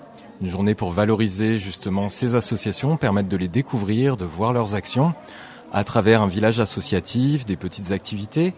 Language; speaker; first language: French; native; French